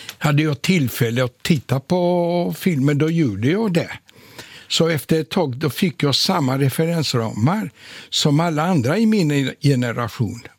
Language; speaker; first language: Swedish; non-native, fluent; Polish